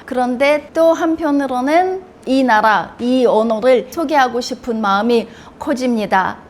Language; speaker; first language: Korean; non-native, fluent; Russian